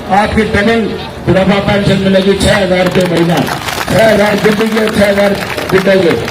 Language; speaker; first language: Hindi; native; Hindi